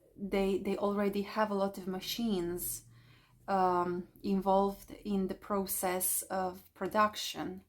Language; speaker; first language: English; non-native, fluent; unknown